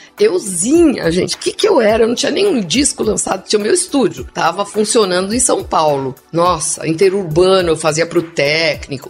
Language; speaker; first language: Portuguese; non-native, local second language; English